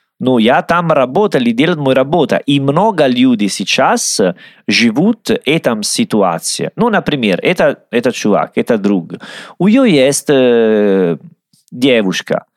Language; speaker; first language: Russian; non-native, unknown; Italian